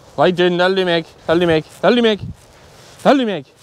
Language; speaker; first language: English; native; English